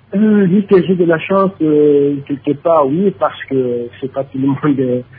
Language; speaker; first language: French; non-native, local second language; Lingala